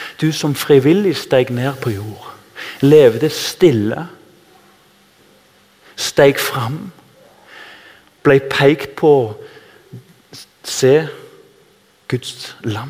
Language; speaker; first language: Norwegian; native; Norwegian